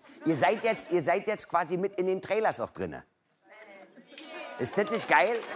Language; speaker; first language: German; native; German